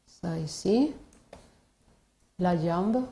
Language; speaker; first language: French; non-native, learner; Spanish